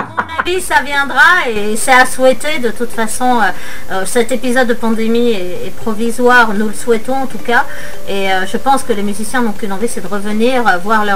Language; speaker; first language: French; native; French